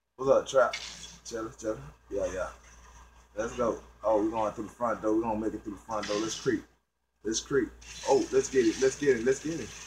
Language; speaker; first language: English; native; English